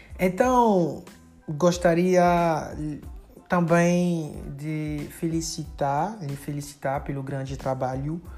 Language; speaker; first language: Portuguese; non-native, fluent; French